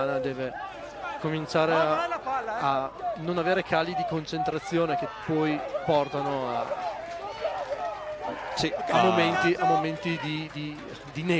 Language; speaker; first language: Italian; native; Italian